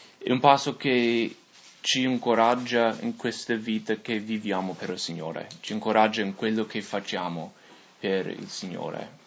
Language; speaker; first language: Italian; non-native, fluent; English